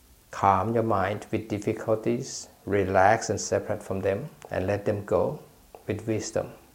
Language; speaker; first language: English; non-native, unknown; Thai